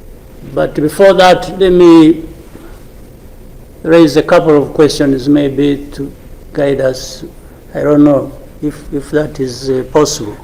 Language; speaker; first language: English; non-native, local second language; Kinyarwanda